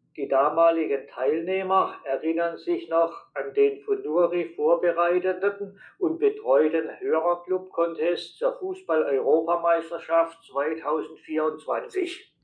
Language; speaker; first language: German; native; German